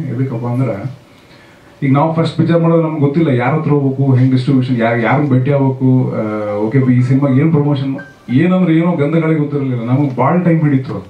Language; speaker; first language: Kannada; native; Kannada